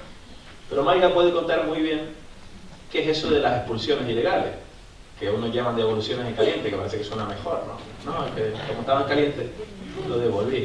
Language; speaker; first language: Spanish; native; Spanish